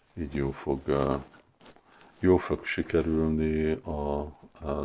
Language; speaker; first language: Hungarian; early bilingual, heritage; Hungarian